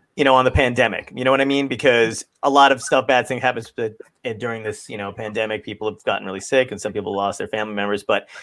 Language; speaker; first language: English; native; English